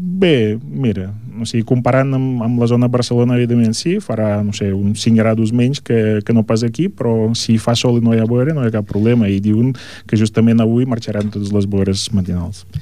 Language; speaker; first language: Catalan; non-native, fluent; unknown